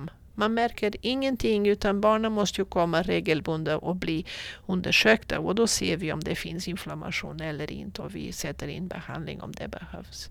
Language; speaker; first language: Swedish; non-native, fluent; Portuguese